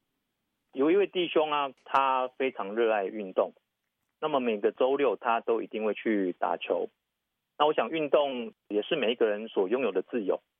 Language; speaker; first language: Chinese; native; Chinese